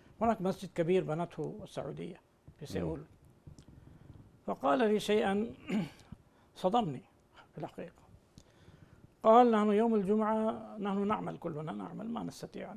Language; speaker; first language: Arabic; non-native, fluent; Urdu